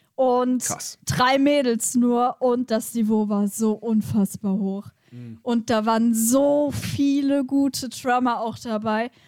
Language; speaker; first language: German; native; German